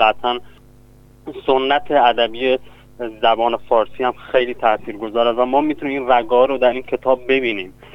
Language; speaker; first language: Persian; non-native, local second language; Kurdish